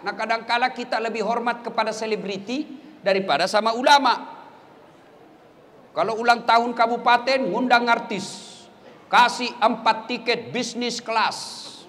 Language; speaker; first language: Malay; non-native, local second language; Buginese